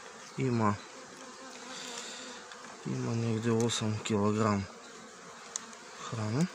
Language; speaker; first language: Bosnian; non-native, learner; Russian